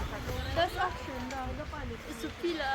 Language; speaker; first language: German; non-native, learner; Hiligaynon